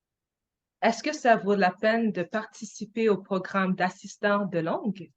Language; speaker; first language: French; non-native, fluent; English